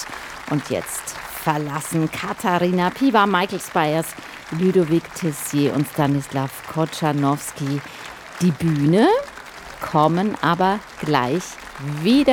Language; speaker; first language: German; native; German